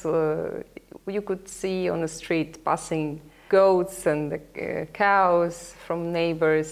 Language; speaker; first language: English; non-native, fluent; Russian